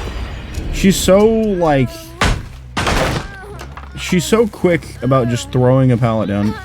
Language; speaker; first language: English; native; English